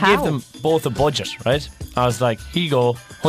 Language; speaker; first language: English; native; English